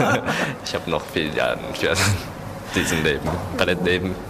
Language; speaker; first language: German; non-native, learner; Japanese